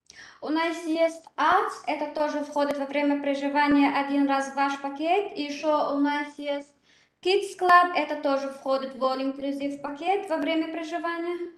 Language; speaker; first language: Russian; non-native, learner; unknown